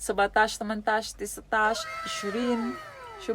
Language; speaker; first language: Arabic; non-native, learner; Filipino